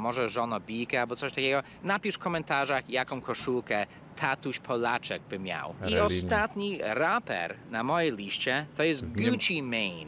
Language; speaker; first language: Polish; non-native, fluent; English